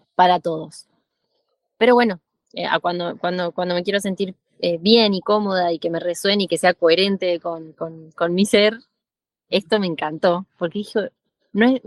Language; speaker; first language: Spanish; native; Spanish